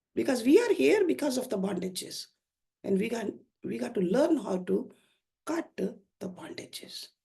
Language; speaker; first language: English; non-native, local second language; Hindi